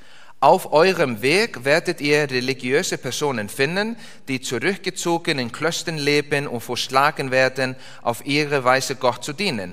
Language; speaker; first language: German; non-native, fluent; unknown